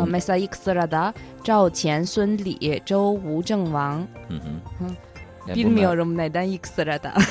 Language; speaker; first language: Turkish; non-native, fluent; Chinese